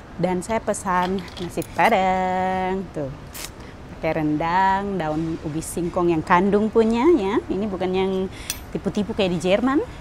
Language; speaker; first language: Indonesian; native; Indonesian